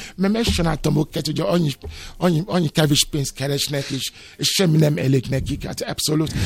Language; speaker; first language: Hungarian; non-native, fluent; Yoruba